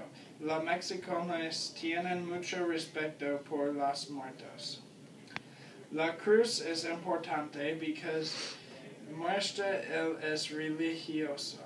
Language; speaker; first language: Spanish; non-native, learner; English